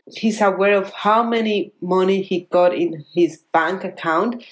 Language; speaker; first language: English; non-native, fluent; Spanish